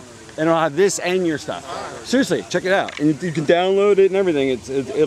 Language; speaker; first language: English; native; English